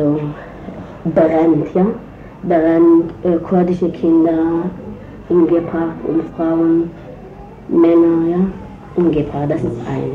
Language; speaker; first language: German; non-native, learner; Kurdish